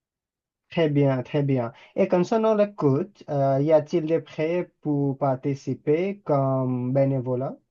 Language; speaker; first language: French; non-native, fluent; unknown